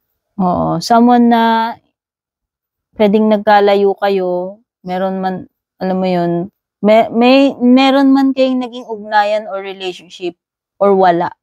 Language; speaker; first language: Filipino; native; Filipino